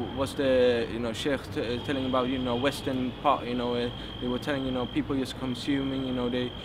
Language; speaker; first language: English; non-native, fluent; Swedish